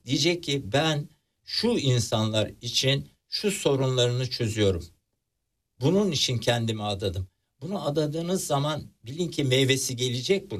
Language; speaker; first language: Turkish; native; Turkish